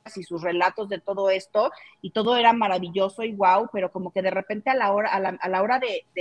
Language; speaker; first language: Spanish; native; Spanish